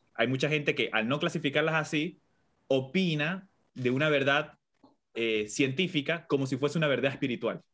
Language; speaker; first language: Spanish; native; Spanish